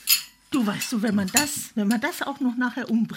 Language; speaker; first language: German; native; German